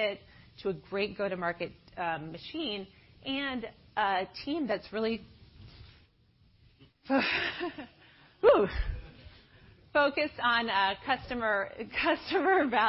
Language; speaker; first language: English; native; English